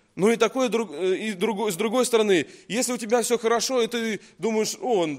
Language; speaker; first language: Russian; native; Russian